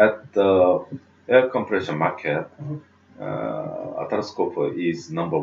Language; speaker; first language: English; non-native, learner; Korean